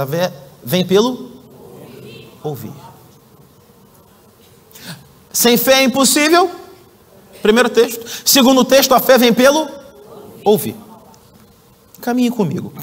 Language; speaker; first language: Portuguese; native; Portuguese